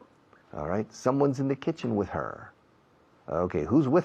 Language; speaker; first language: English; non-native, fluent; Spanish